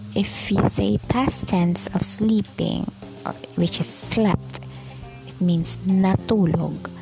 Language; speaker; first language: English; non-native, local second language; Cebuano